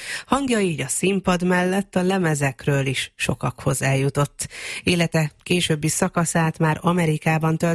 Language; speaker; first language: Hungarian; native; Hungarian